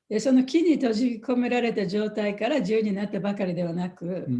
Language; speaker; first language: Japanese; native; Japanese